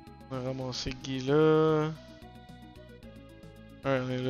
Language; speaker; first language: French; native; French